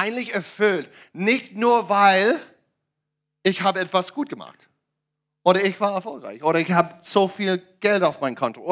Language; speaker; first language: German; non-native, learner; English